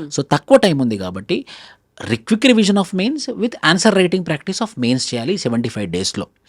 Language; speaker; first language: Telugu; native; Telugu